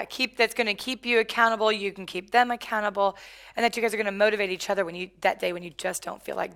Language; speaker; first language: English; native; English